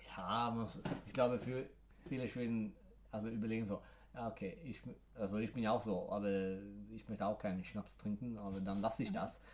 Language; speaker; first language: German; non-native, fluent; Swedish